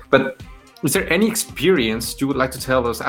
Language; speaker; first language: English; non-native, fluent; Spanish